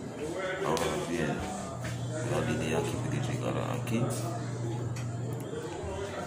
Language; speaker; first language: Spanish; non-native, learner; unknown